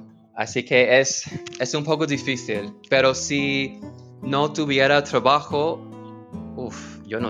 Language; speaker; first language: Spanish; non-native, learner; English